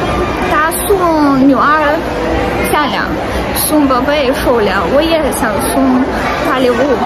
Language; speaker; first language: Chinese; non-native, learner; Ukrainian